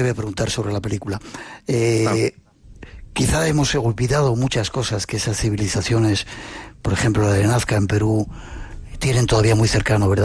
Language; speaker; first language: Spanish; native; Spanish